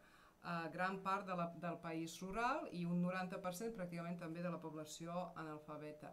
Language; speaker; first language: Catalan; non-native, fluent; Serbian